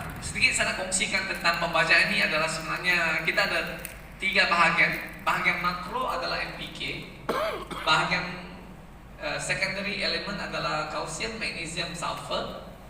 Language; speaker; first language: Malay; native; Malay